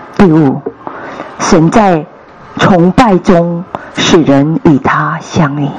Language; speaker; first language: Chinese; non-native, fluent; Korean